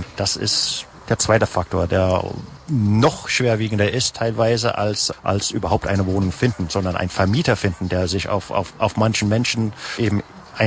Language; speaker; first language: German; native; German